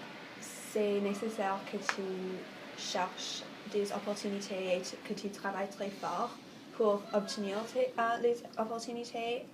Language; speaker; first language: French; non-native, fluent; English